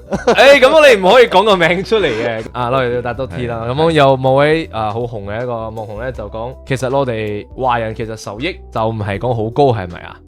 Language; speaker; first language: Cantonese; native; Cantonese